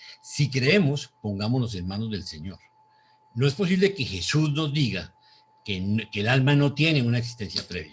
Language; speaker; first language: Spanish; native; Spanish